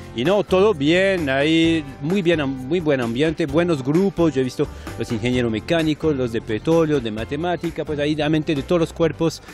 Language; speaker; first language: Spanish; non-native, fluent; French